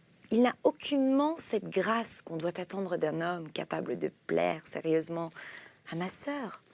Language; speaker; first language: French; native; French